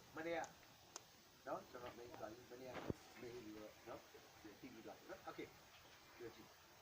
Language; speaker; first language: Burmese; non-native, local second language; Kachin